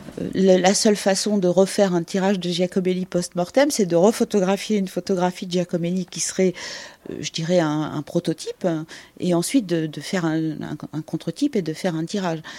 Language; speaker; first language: French; native; French